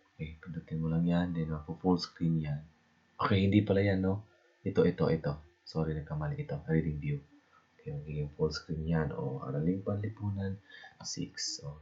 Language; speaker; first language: Filipino; non-native, local second language; Cebuano